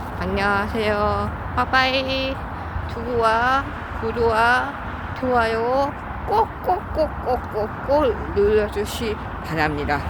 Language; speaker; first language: Korean; non-native, learner; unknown